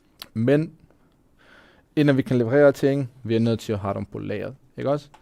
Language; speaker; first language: Danish; non-native, fluent; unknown